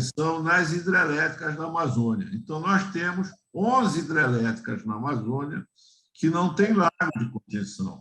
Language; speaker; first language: Portuguese; native; Portuguese